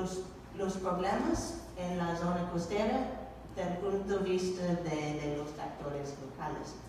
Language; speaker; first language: Spanish; non-native, learner; English